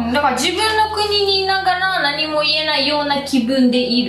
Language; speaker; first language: Japanese; early bilingual, other home language; Russian